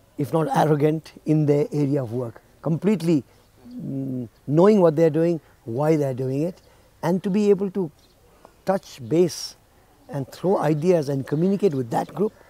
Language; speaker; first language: English; non-native, local second language; Nepali